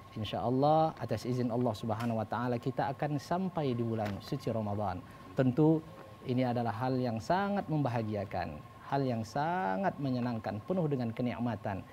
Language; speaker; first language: Indonesian; native; Indonesian